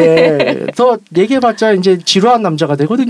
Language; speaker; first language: Korean; native; Korean